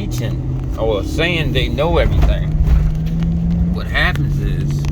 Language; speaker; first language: English; native; English